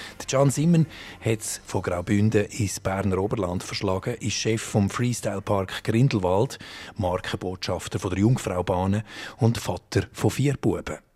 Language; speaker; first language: German; native; German